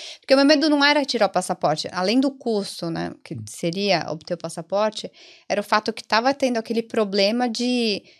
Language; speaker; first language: Portuguese; early bilingual, other home language; Italian